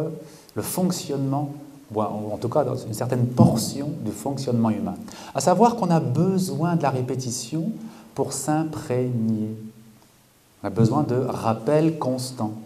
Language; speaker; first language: French; native; French